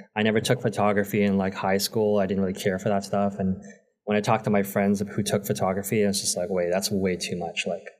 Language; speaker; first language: English; native; English